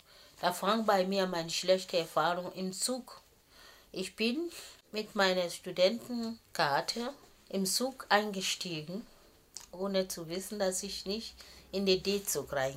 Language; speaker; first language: German; non-native, fluent; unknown